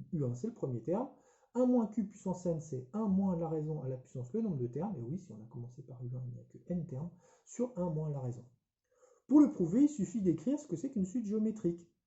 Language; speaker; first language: French; native; French